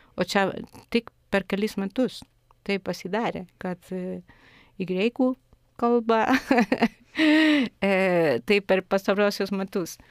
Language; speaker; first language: Lithuanian; non-native, fluent; Spanish